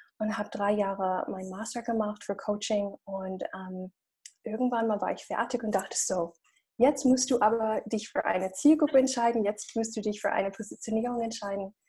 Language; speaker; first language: German; non-native, fluent; English